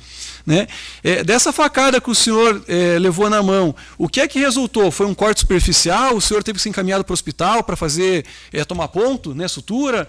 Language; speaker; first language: Portuguese; native; Portuguese